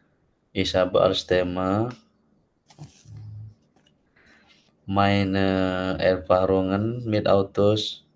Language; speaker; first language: German; non-native, learner; Indonesian